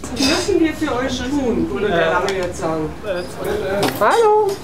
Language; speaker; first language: German; native; German